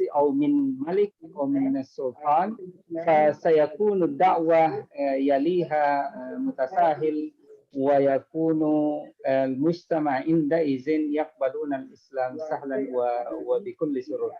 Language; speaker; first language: Arabic; non-native, fluent; Indonesian